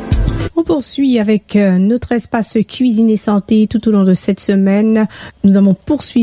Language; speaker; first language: French; native; French